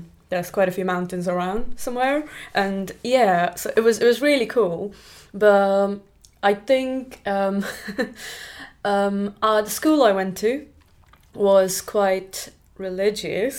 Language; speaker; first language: English; non-native, local second language; Marathi